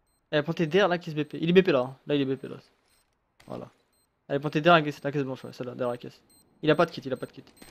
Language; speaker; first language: French; native; French